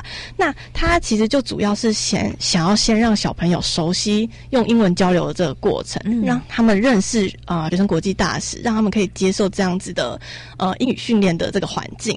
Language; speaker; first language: Chinese; native; Chinese